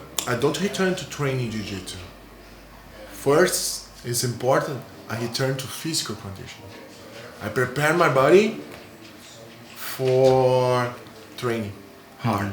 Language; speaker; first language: English; non-native, learner; Portuguese